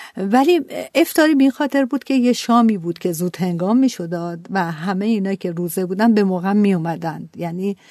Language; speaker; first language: Persian; native; Persian